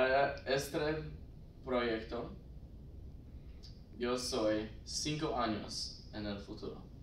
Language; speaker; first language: Spanish; non-native, learner; English